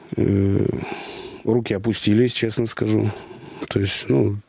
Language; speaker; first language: Russian; native; Russian